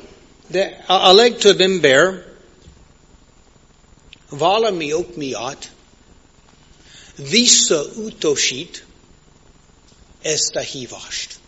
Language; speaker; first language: Hungarian; non-native, fluent; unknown